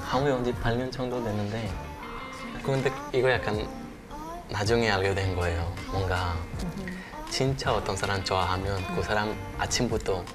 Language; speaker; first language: Korean; non-native, fluent; Spanish